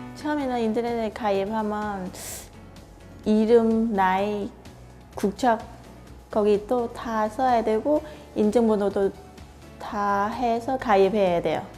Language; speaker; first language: Korean; non-native, fluent; English